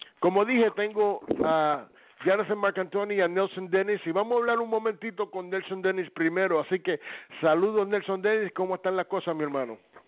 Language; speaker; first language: Spanish; early bilingual, heritage; Spanish